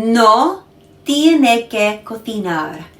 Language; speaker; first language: Spanish; non-native, learner; English